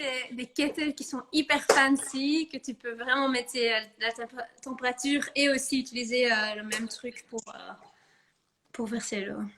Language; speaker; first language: French; non-native, fluent; Dutch